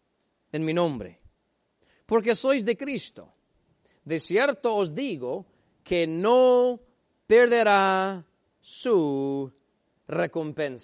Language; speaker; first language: Spanish; native; Spanish